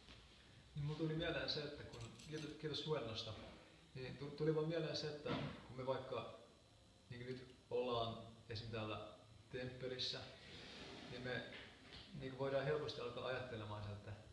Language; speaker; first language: Finnish; native; Finnish